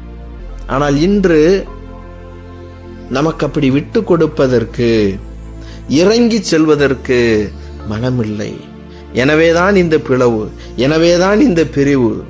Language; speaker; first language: Tamil; native; Tamil